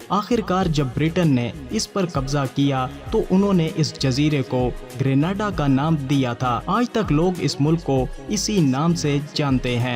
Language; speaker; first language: Urdu; native; Urdu